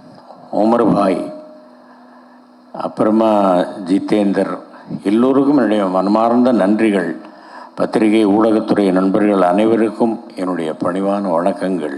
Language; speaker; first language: Tamil; native; Tamil